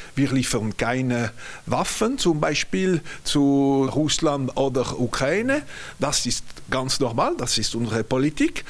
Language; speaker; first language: German; non-native, local second language; French